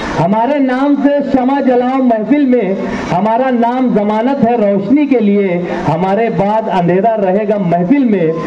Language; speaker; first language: Hindi; non-native, local second language; Urdu